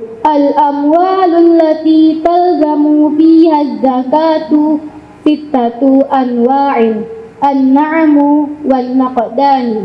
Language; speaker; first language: Arabic; non-native, learner; Indonesian